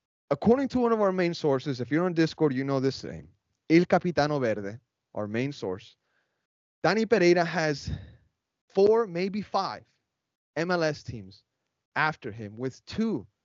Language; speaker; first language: English; native; English